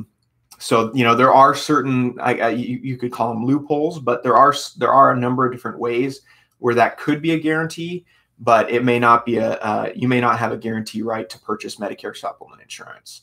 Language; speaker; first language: English; native; English